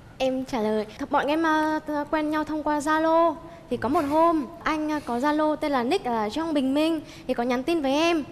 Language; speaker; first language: Vietnamese; native; Vietnamese